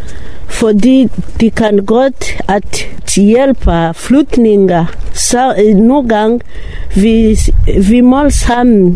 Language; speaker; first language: Danish; non-native, learner; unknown